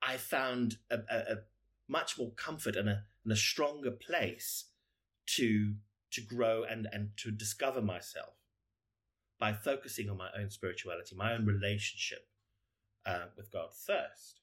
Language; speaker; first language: English; native; English